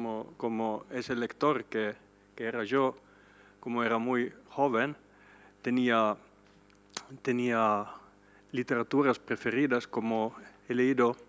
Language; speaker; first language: Spanish; non-native, fluent; Swedish